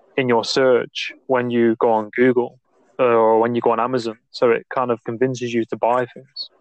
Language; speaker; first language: English; native; English